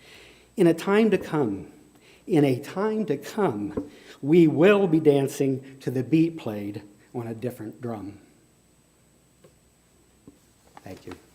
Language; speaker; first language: English; native; English